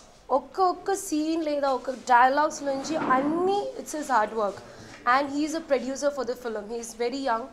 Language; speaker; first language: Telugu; non-native, learner; Malayalam